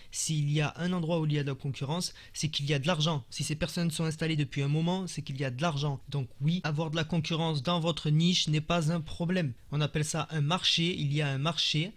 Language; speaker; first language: French; native; French